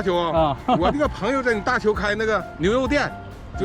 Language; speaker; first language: Chinese; native; Chinese